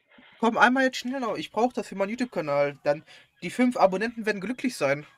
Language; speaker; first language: German; native; German